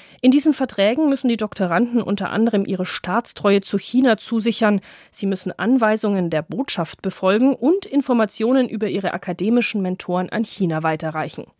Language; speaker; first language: German; native; German